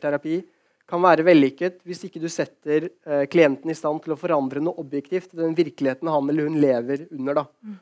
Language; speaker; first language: Norwegian; native; Norwegian